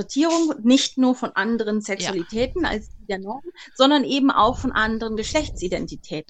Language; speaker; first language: German; native; German